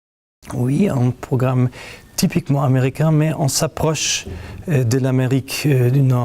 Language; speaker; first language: French; non-native, fluent; German